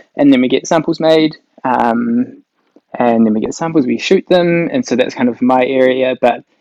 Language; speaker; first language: English; native; English